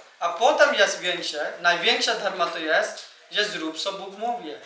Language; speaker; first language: Polish; non-native, learner; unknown